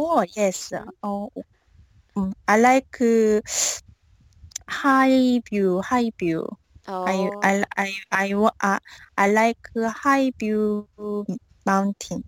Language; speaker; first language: English; non-native, learner; Korean